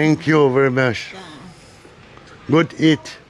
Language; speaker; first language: English; non-native, learner; French